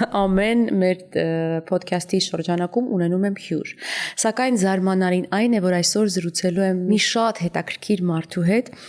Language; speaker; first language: Armenian; native; Armenian